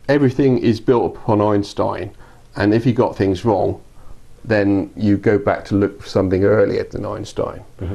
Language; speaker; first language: English; native; English